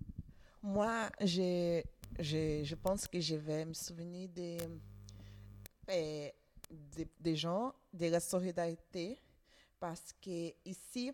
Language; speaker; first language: French; non-native, fluent; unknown